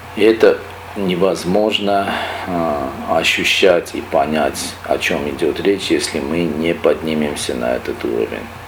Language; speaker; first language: Russian; non-native, local second language; Armenian